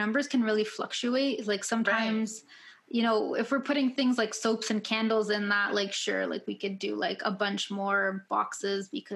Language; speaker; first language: English; native; English